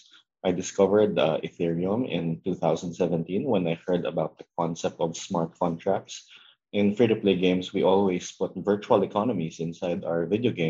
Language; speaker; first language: English; non-native, local second language; Filipino